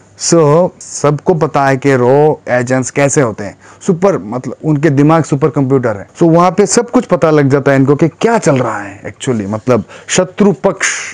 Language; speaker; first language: Hindi; non-native, fluent; Bangla